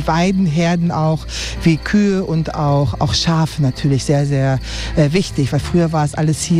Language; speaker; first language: German; native; German